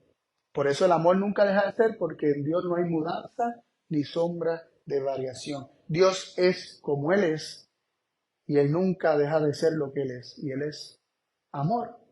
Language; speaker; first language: Spanish; native; Spanish